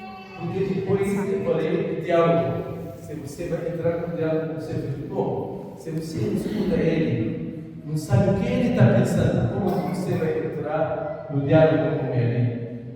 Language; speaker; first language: Portuguese; non-native, fluent; Arabic